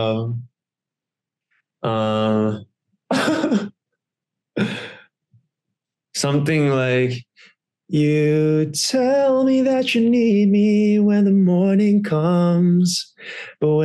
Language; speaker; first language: English; native; English